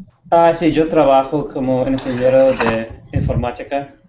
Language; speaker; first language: Spanish; non-native, learner; English